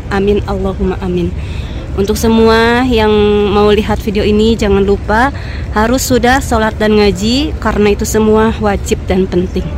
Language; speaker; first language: Indonesian; native; Indonesian